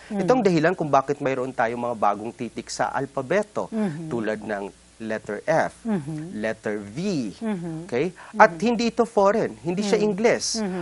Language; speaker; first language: Filipino; non-native, local second language; Waray